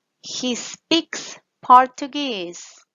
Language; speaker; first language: English; non-native, fluent; Spanish